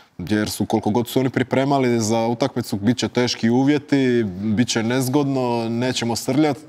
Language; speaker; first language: Croatian; native; Croatian